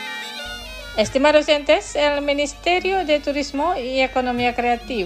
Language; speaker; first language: Spanish; non-native, fluent; Indonesian